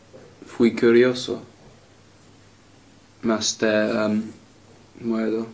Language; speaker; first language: Spanish; non-native, learner; English